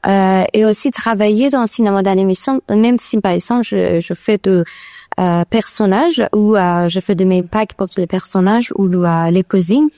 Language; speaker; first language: French; non-native, learner; Persian